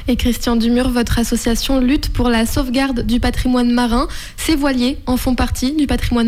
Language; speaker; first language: French; native; French